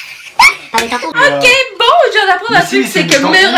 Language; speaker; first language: French; native; French